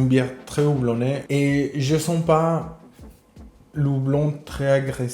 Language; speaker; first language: French; non-native, fluent; Spanish